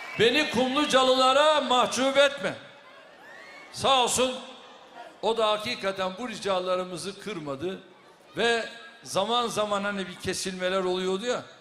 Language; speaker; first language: Turkish; native; Turkish